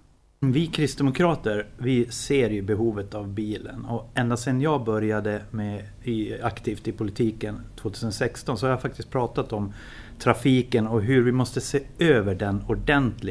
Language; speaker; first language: Swedish; native; Swedish